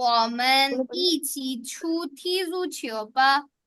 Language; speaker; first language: Chinese; non-native, fluent; Urdu